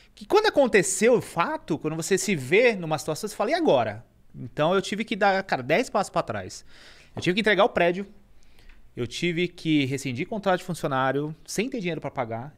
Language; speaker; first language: Portuguese; native; Portuguese